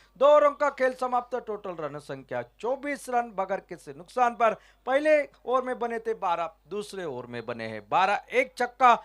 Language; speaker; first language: Hindi; non-native, local second language; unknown